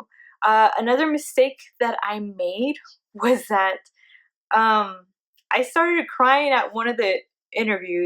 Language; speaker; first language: English; early bilingual, other home language; Spanish